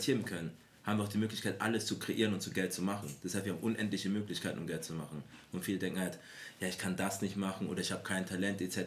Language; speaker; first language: German; native; German